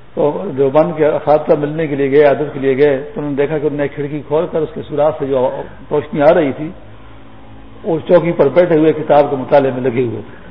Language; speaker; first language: Urdu; non-native, local second language; Pashto